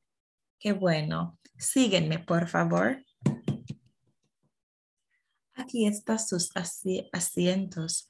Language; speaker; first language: Spanish; non-native, fluent; English